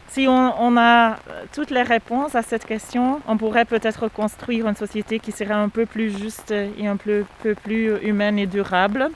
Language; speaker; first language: French; non-native, fluent; Dutch